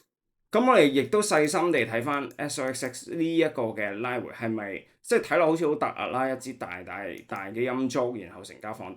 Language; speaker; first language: Cantonese; native; Cantonese